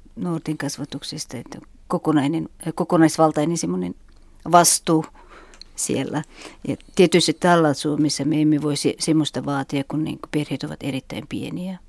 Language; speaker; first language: Finnish; non-native, fluent; Uzbek